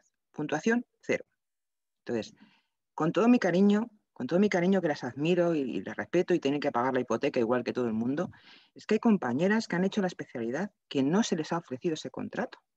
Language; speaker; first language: Spanish; native; Spanish